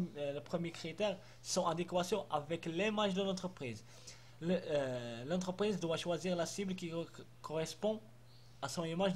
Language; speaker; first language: French; non-native, local second language; Arabic